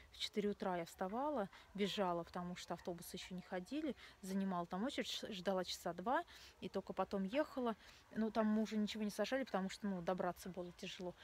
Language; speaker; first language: Russian; native; Russian